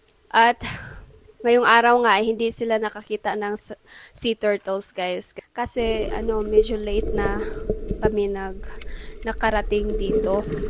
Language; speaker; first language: Filipino; non-native, local second language; Cebuano